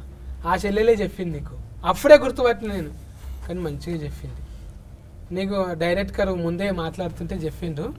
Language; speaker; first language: Telugu; native; Telugu